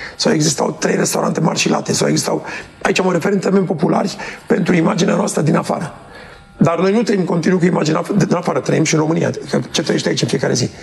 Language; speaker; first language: Romanian; native; Romanian